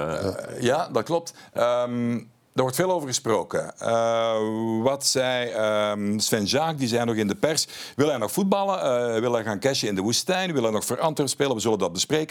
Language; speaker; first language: Dutch; native; Dutch